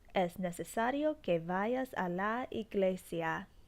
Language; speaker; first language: Spanish; non-native, learner; English